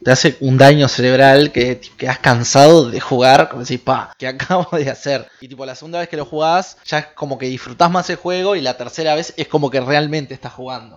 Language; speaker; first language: Spanish; native; Spanish